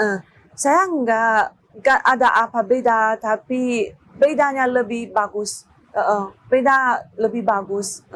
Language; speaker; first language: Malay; non-native, learner; Chinese